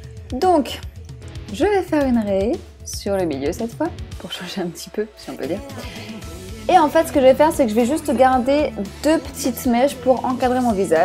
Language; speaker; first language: French; native; French